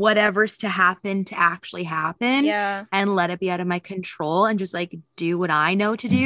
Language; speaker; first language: English; native; English